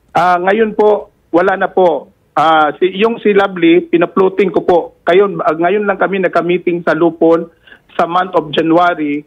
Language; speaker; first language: Filipino; non-native, local second language; Cebuano